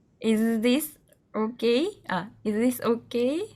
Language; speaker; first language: English; non-native, learner; Japanese